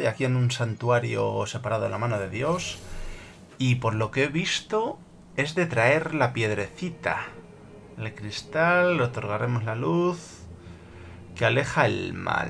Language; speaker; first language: Spanish; native; Spanish